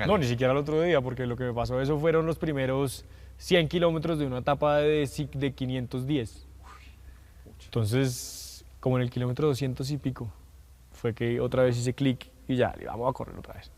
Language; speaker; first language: Spanish; native; Spanish